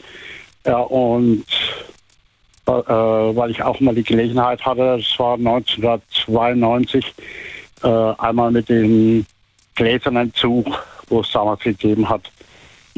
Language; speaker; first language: German; native; German